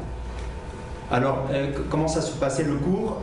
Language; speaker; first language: French; native; French